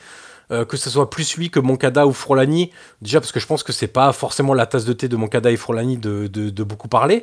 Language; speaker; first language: French; native; French